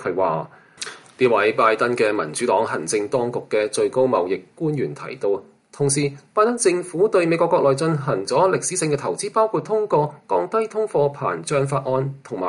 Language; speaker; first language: Chinese; non-native, local second language; Cantonese